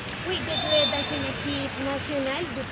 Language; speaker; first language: French; non-native, learner; Spanish